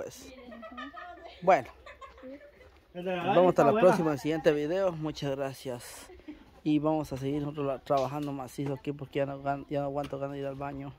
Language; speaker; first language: Spanish; native; Spanish